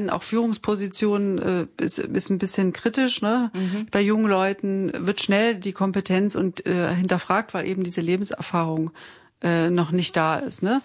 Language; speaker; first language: German; native; German